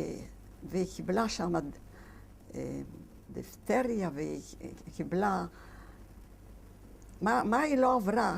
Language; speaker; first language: Hebrew; non-native, fluent; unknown